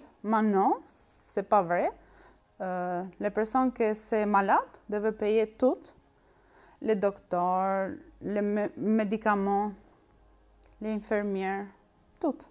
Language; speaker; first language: French; non-native, learner; Albanian